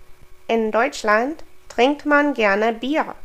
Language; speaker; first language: German; non-native, fluent; English